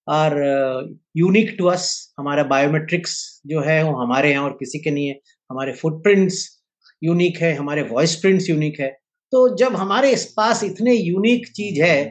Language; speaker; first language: Hindi; native; Hindi